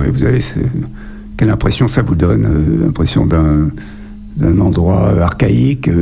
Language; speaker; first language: French; native; French